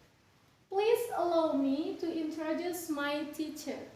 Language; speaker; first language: English; non-native, fluent; Indonesian